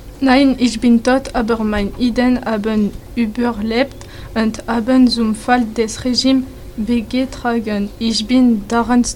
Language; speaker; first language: German; non-native, learner; French